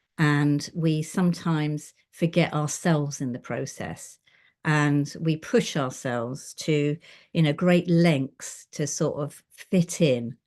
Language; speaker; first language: English; native; English